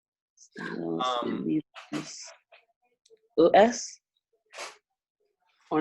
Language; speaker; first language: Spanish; non-native, learner; English